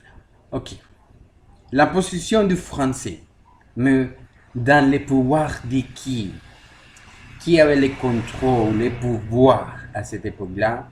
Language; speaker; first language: French; non-native, learner; Spanish